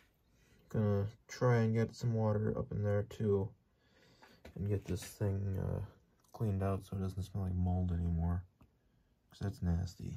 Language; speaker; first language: English; native; English